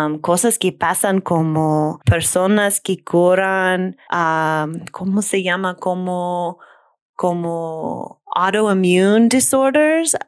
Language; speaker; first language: Spanish; non-native, learner; English